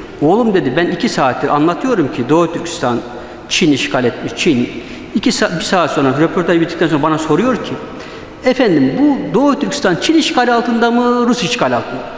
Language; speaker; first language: Turkish; early bilingual, other home language; Uyghur